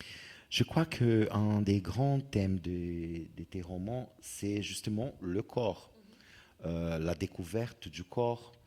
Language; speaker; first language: French; non-native, fluent; Portuguese